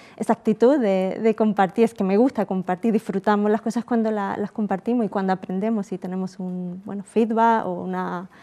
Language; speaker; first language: Spanish; native; Spanish